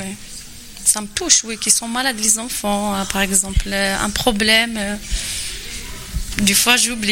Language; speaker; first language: French; non-native, learner; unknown